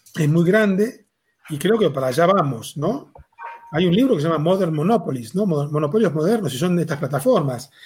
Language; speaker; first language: Spanish; native; Spanish